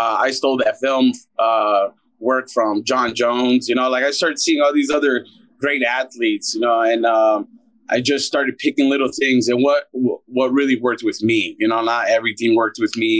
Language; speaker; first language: English; native; English